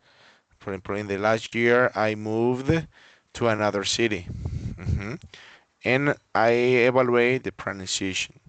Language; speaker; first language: English; non-native, fluent; Spanish